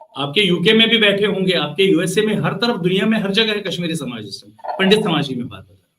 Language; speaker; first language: Hindi; non-native, local second language; Kashmiri